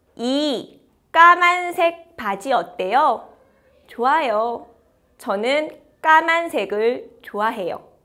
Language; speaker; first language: Korean; native; Korean